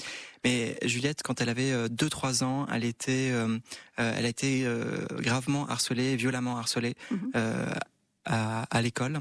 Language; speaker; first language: French; native; French